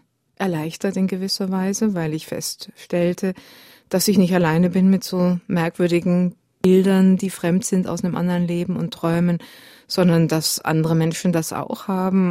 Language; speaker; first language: German; native; German